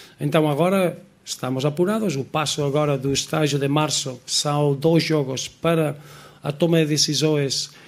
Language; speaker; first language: Portuguese; non-native, fluent; Spanish